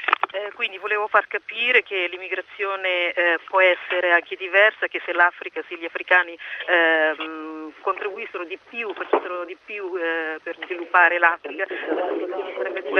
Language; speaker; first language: Italian; non-native, fluent; Portuguese